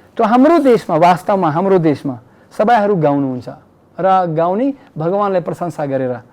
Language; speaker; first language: Nepali; non-native, fluent; Russian